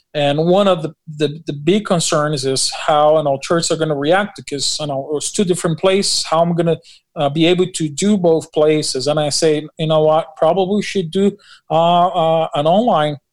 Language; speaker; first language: English; non-native, fluent; Portuguese